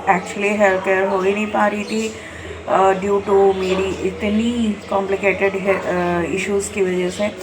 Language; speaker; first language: Hindi; non-native, local second language; Bangla